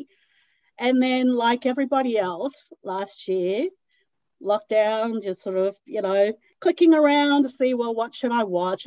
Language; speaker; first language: English; non-native, local second language; Cantonese